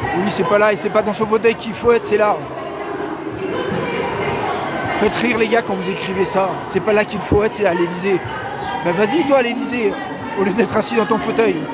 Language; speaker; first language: French; native; French